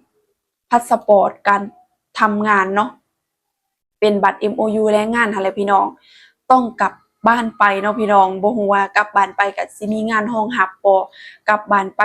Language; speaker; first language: Thai; non-native, local second language; Northeastern Thai